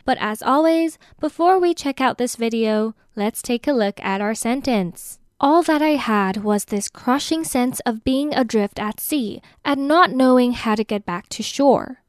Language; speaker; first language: English; non-native, fluent; Chinese